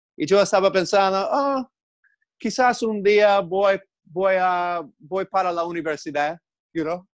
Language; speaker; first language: Spanish; non-native, learner; English